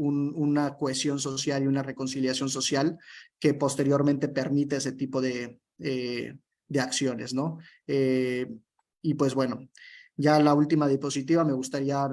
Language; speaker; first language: Spanish; native; Spanish